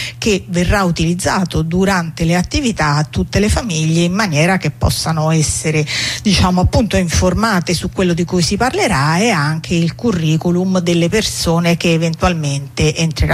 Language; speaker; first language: Italian; native; Italian